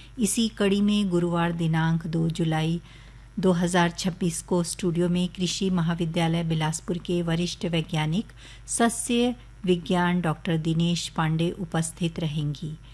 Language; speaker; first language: Hindi; native; Hindi